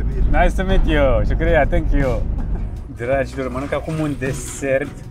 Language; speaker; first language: English; non-native, fluent; Romanian